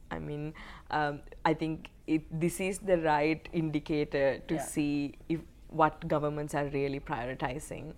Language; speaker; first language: English; non-native, local second language; Sinhala